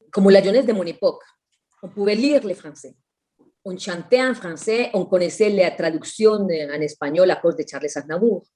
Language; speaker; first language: French; non-native, fluent; Spanish